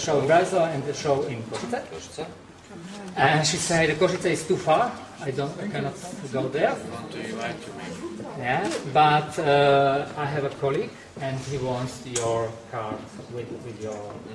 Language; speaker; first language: English; non-native, learner; Slovak